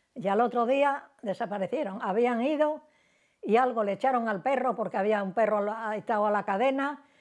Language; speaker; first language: Spanish; native; Spanish